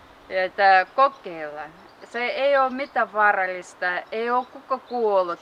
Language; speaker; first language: Finnish; non-native, learner; Russian